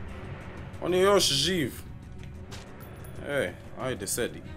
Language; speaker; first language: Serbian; early bilingual, heritage; English